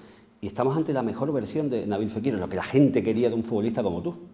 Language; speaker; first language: Spanish; native; Spanish